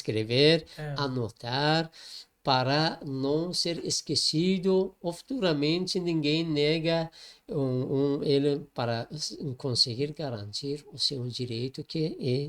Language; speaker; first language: Portuguese; non-native, learner; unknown